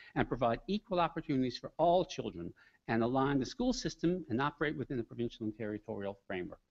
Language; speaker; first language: English; native; English